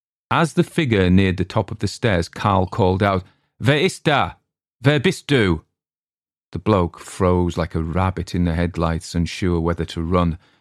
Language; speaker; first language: English; native; English